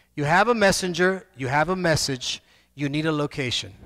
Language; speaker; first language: English; native; English